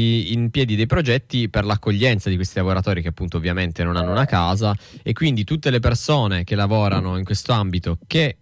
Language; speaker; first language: Italian; native; Italian